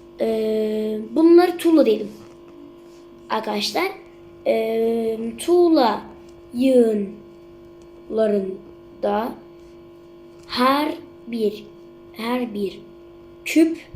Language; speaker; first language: Turkish; native; Turkish